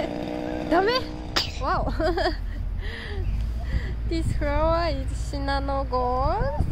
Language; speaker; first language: English; non-native, learner; Japanese